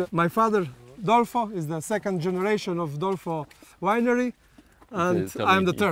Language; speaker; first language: English; non-native, learner; Slovenian